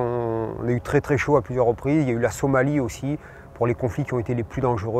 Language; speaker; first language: French; native; French